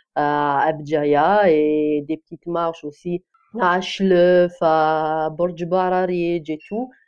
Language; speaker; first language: French; non-native, local second language; Kabyle